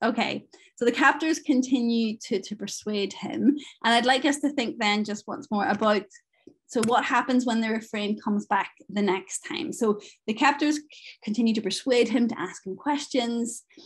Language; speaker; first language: English; native; English